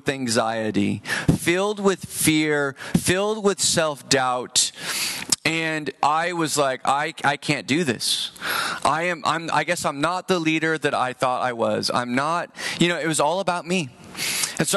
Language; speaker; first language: English; native; English